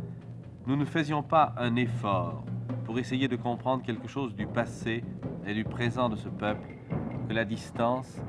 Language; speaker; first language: French; native; French